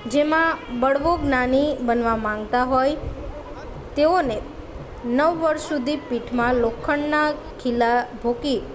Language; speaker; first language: Gujarati; native; Gujarati